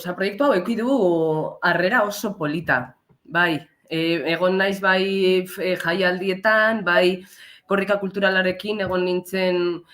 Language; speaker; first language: Basque; non-native, local second language; Spanish